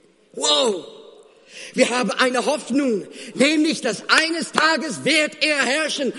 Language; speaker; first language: German; non-native, fluent; Afrikaans